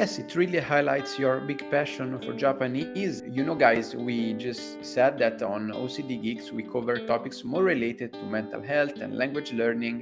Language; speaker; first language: English; non-native, fluent; Italian